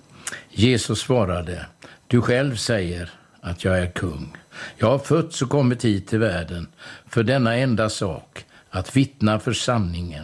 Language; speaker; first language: Swedish; native; Swedish